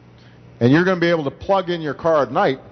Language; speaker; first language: English; native; English